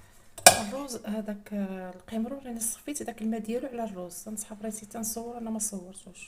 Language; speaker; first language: Arabic; native; Arabic